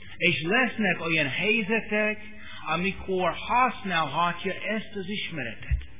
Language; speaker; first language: Hungarian; non-native, fluent; English